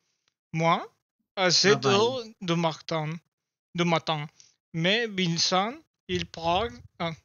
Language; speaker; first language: French; non-native, learner; Spanish